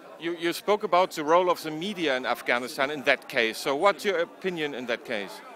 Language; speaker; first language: English; non-native, fluent; German